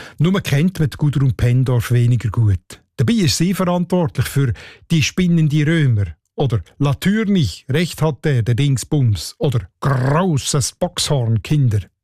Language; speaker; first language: German; native; German